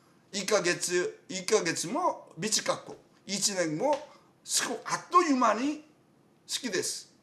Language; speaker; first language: Japanese; non-native, learner; Korean